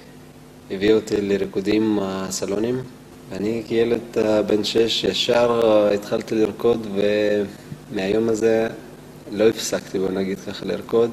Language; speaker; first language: Hebrew; non-native, fluent; Russian